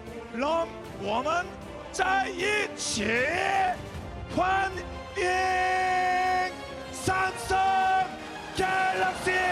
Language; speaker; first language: Chinese; non-native, learner; Korean